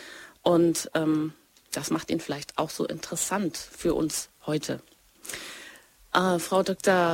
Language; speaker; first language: German; native; German